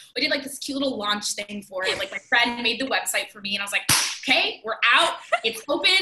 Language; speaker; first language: English; native; English